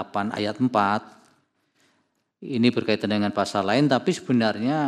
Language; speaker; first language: Indonesian; native; Indonesian